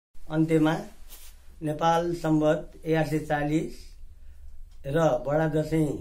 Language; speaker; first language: Nepali; non-native, local second language; Newari